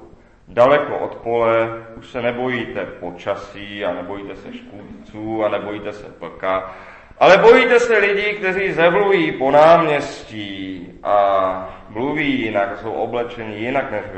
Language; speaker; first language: Czech; native; Czech